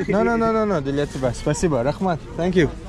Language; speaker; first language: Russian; non-native, learner; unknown